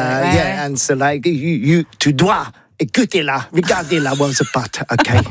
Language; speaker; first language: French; non-native, learner; English